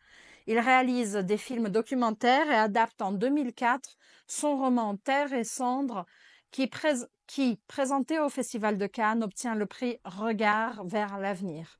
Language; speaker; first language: French; non-native, fluent; Portuguese